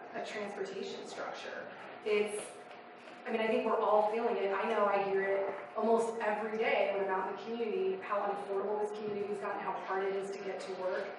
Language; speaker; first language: English; native; English